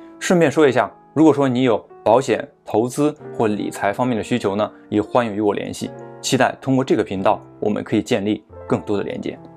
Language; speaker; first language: Chinese; native; Chinese